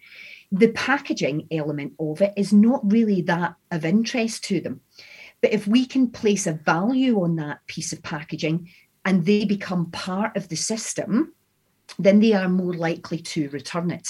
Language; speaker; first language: English; native; English